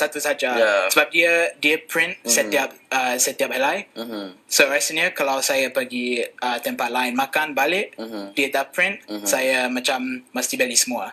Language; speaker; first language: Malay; non-native, fluent; English